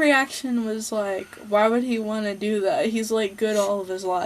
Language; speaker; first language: English; native; English